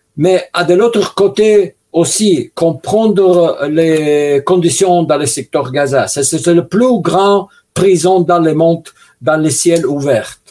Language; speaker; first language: French; non-native, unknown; Russian